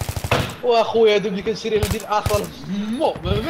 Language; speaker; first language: Arabic; native; Arabic